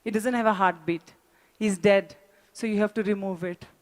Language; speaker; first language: English; non-native, local second language; Hindi